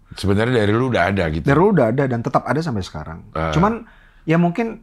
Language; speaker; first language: Indonesian; native; Indonesian